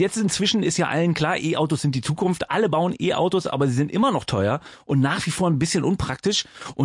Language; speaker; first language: German; native; German